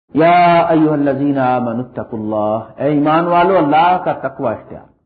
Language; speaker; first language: Urdu; native; Urdu